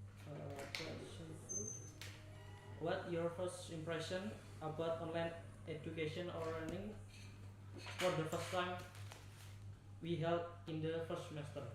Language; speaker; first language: English; non-native, learner; Indonesian